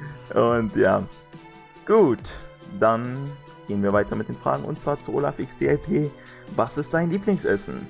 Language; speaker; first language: German; native; German